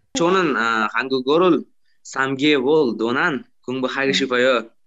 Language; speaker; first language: Korean; non-native, learner; Uzbek